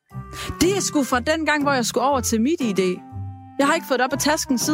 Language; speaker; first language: Danish; native; Danish